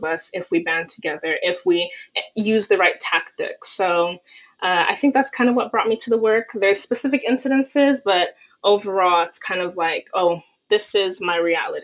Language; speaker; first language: English; native; English